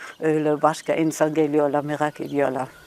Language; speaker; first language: Turkish; non-native, learner; German